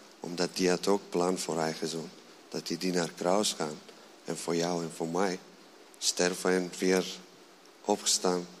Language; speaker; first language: Dutch; non-native, learner; Persian